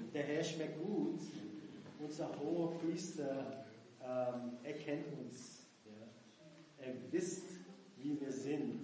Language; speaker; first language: German; non-native, fluent; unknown